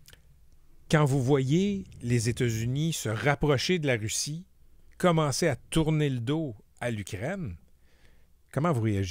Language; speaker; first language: French; native; French